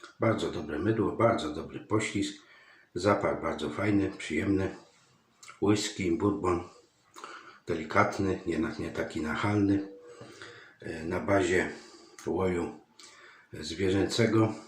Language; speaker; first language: Polish; native; Polish